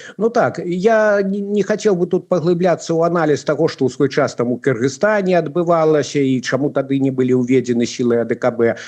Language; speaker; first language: Belarusian; native; Belarusian